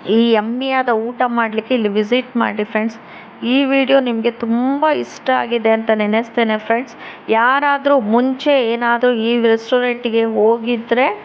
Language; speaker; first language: Kannada; non-native, local second language; Tulu